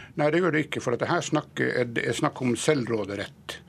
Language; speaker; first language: Norwegian; native; Norwegian